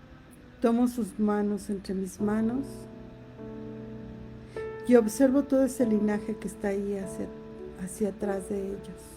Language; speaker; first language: Spanish; native; Spanish